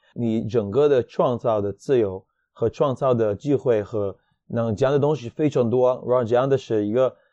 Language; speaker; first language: Chinese; non-native, fluent; Hebrew